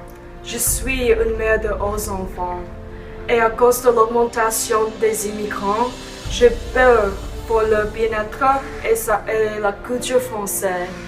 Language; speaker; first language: French; non-native, learner; English